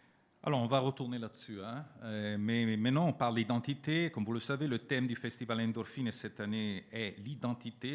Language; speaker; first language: French; non-native, local second language; Italian